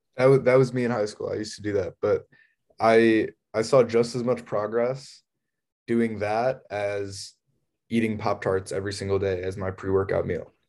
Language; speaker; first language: English; native; English